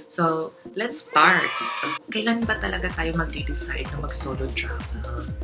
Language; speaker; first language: Filipino; non-native, local second language; Cebuano